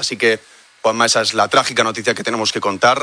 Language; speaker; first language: Spanish; native; Spanish